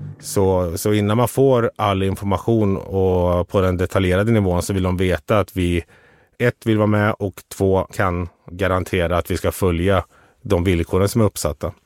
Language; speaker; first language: Swedish; native; Swedish